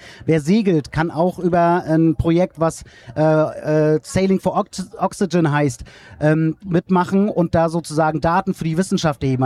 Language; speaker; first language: German; native; German